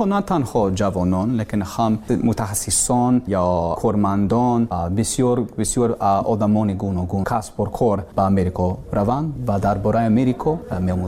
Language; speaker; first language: Persian; non-native, learner; English